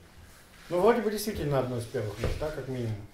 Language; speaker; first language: Russian; native; Russian